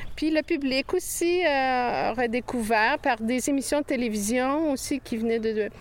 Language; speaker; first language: French; native; French